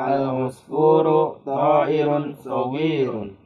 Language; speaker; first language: Arabic; non-native, learner; Indonesian